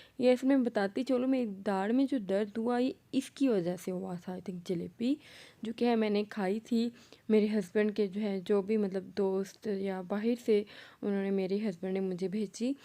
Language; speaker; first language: Urdu; non-native, local second language; Punjabi